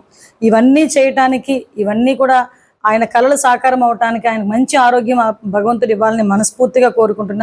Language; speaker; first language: Telugu; native; Telugu